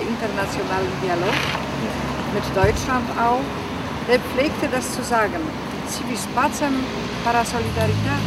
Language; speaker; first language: German; non-native, fluent; Polish